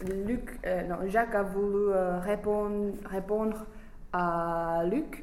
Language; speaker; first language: French; non-native, fluent; English